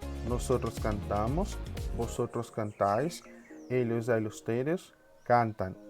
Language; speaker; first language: Spanish; non-native, fluent; Portuguese